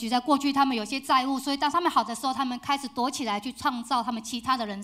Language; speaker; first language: Chinese; native; Chinese